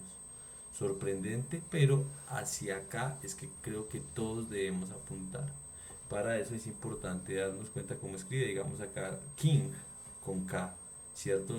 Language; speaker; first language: Spanish; native; Spanish